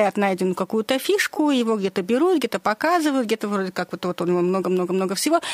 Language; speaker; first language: Russian; native; Russian